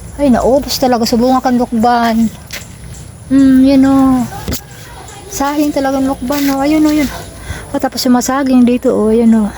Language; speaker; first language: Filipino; non-native, local second language; Bikol